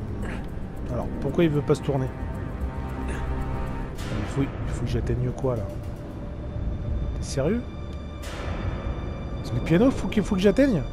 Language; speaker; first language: French; native; French